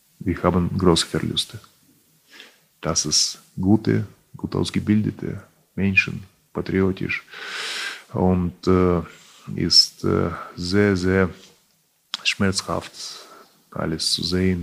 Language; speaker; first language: German; non-native, fluent; Russian